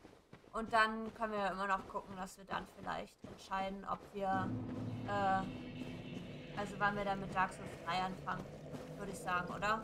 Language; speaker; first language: German; native; German